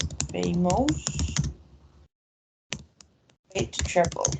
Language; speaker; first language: English; non-native, learner; Spanish